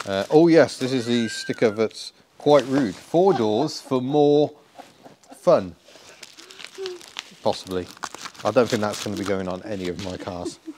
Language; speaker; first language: English; native; English